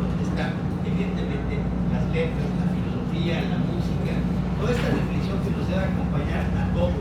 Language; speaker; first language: Spanish; native; Spanish